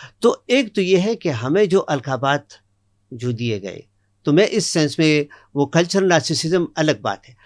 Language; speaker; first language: Urdu; non-native, local second language; Pashto